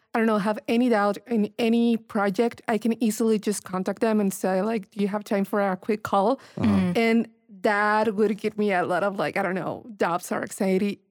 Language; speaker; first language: English; non-native, fluent; Spanish